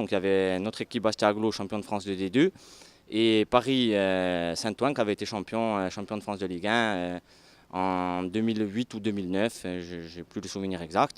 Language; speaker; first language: French; native; French